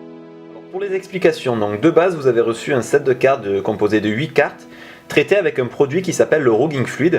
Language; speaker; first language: French; native; French